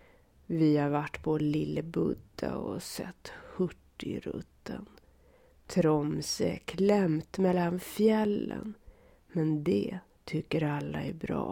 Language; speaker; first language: Swedish; native; Swedish